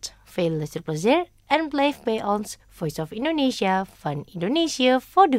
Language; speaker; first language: Dutch; non-native, learner; Indonesian